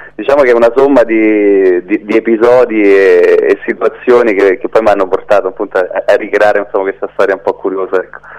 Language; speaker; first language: Italian; native; Italian